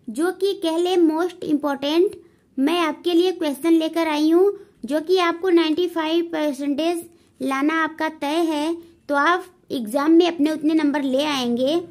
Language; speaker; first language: Hindi; native; Hindi